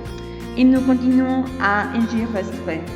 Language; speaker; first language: French; non-native, learner; Spanish